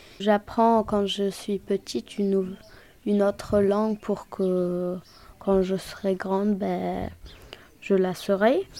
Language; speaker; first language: French; non-native, local second language; German